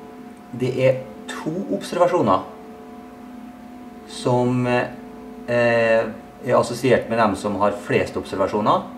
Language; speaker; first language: Norwegian; native; Norwegian